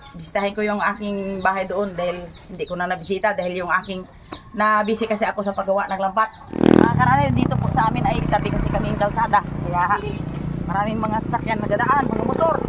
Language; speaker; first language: Filipino; non-native, local second language; Cebuano